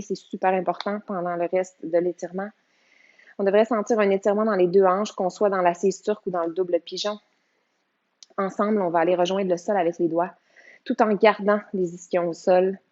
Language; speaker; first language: French; native; French